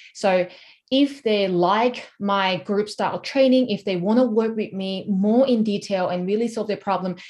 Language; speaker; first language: English; non-native, fluent; Korean